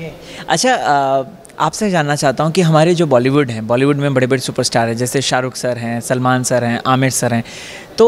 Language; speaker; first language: Hindi; native; Hindi